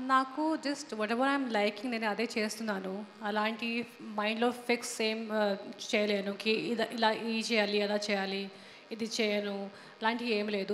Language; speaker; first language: Telugu; non-native, fluent; Hindi